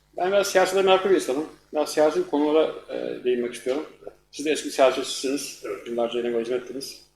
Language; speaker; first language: Turkish; native; Turkish